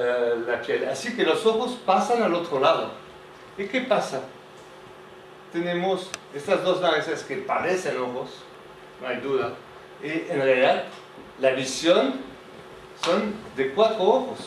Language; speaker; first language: Spanish; non-native, fluent; French